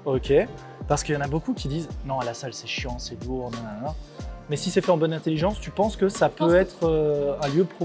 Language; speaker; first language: French; native; French